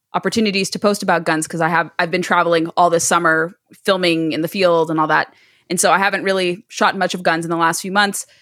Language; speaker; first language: English; native; English